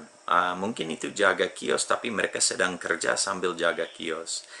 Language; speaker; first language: Indonesian; non-native, fluent; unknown